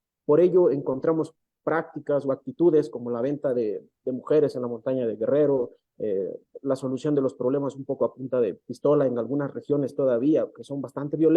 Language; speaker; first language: Spanish; native; Spanish